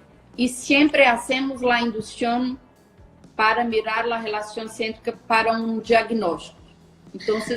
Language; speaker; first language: Spanish; non-native, learner; Portuguese